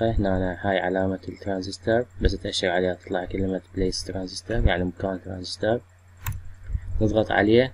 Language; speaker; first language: Arabic; native; Arabic